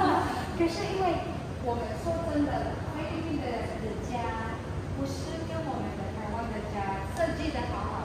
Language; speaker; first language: Chinese; non-native, fluent; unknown